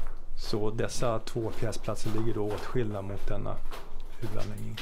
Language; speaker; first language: Swedish; native; Swedish